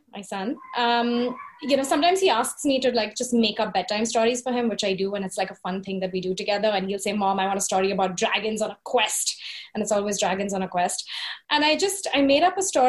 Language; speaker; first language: English; non-native, local second language; Hindi